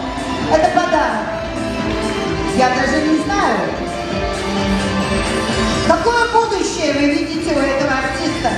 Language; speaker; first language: Russian; native; Russian